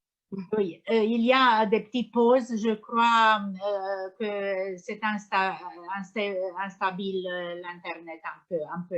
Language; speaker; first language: French; non-native, learner; Romanian